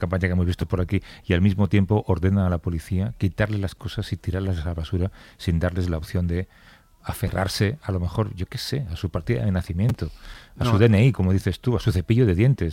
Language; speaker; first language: Spanish; native; Spanish